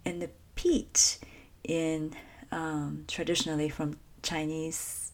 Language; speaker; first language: English; non-native, fluent; Japanese